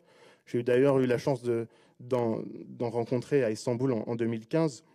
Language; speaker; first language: French; native; French